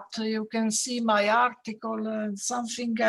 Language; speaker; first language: English; non-native, learner; Italian